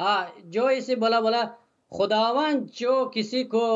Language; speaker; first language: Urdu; non-native, learner; Persian